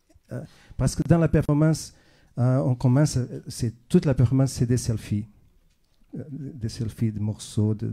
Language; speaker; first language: French; non-native, fluent; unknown